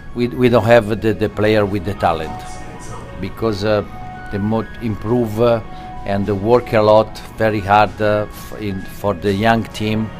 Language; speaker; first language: English; non-native, learner; Italian